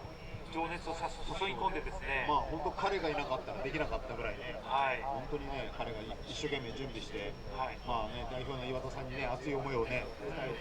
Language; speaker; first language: Japanese; native; Japanese